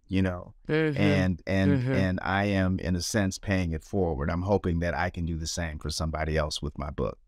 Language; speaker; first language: English; native; English